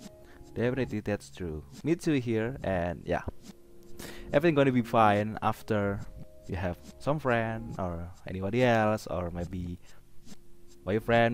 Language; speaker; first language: English; non-native, learner; Indonesian